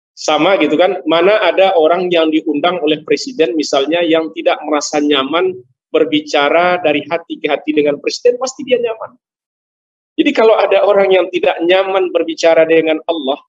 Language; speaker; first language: Indonesian; non-native, local second language; Minangkabau